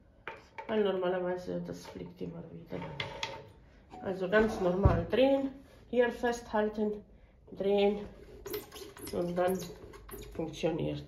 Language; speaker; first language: German; non-native, fluent; Bosnian